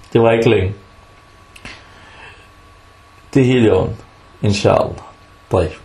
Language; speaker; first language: Danish; non-native, fluent; Arabic